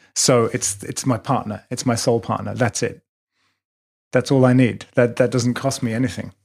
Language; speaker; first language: English; native; English